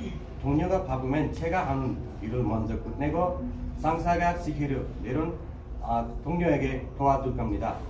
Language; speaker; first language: Korean; non-native, learner; Nepali